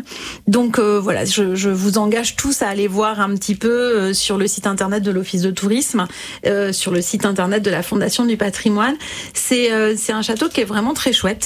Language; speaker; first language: French; native; French